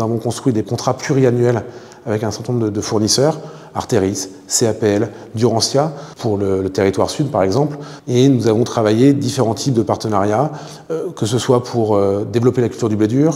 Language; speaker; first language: French; native; French